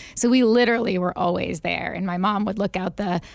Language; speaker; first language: English; native; English